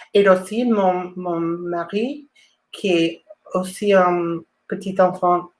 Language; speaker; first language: French; non-native, learner; English